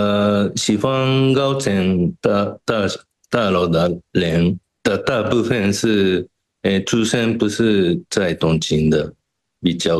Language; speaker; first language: Chinese; non-native, fluent; Japanese